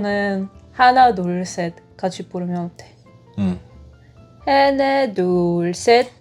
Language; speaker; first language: Korean; non-native, fluent; Russian